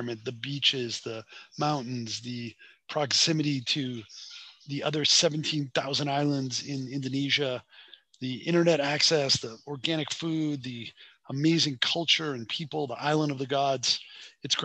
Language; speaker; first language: English; native; English